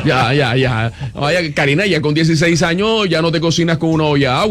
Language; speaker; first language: Spanish; native; Spanish